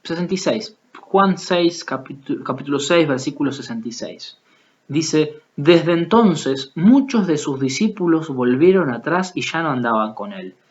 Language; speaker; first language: Spanish; native; Spanish